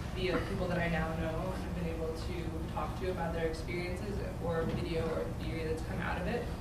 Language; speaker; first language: English; native; English